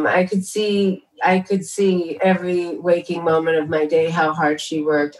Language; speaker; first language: English; early bilingual, other home language; Tamil